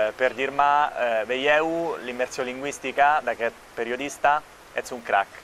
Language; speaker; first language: Catalan; non-native, fluent; Italian